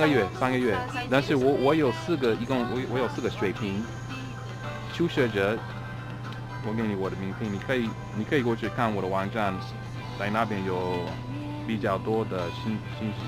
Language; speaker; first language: Chinese; non-native, fluent; English